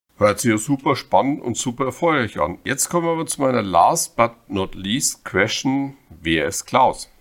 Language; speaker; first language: German; native; German